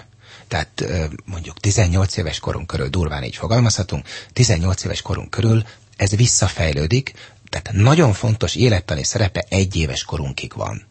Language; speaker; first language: Hungarian; native; Hungarian